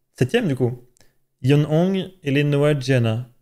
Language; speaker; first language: French; native; French